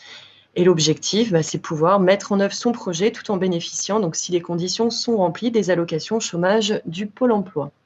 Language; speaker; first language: French; native; French